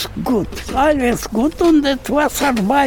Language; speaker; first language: German; non-native, learner; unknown